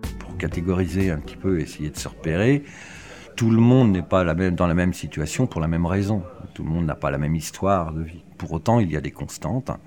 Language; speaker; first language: French; native; French